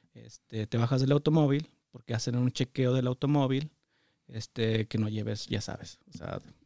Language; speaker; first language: Spanish; native; Spanish